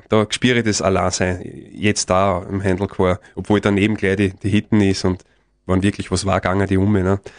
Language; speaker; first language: German; native; German